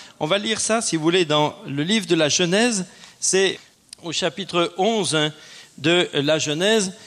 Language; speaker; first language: French; native; French